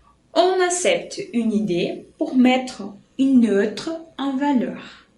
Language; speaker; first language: French; non-native, fluent; Portuguese